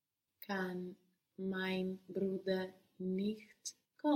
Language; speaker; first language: German; non-native, learner; English